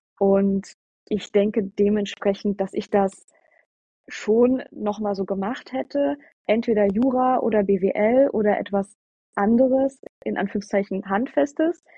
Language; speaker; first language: German; early bilingual, other home language; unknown